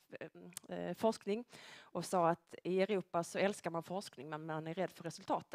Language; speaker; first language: Swedish; native; Swedish